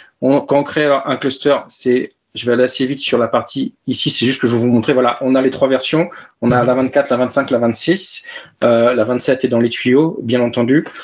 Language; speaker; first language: French; native; French